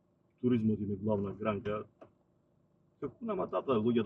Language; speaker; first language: Macedonian; native; Macedonian